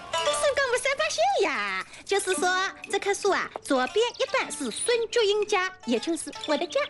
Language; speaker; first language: Chinese; native; Chinese